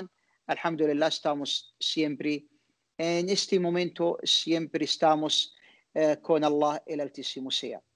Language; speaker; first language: Spanish; non-native, learner; Arabic